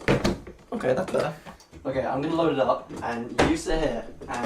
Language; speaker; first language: English; native; English